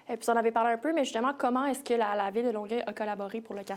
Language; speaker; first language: French; native; French